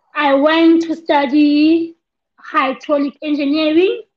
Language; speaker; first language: English; non-native, local second language; Southern Sotho